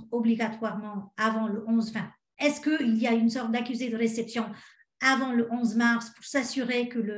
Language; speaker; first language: French; native; French